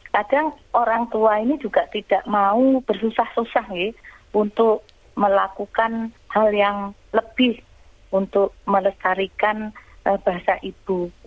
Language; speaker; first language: Indonesian; non-native, local second language; Javanese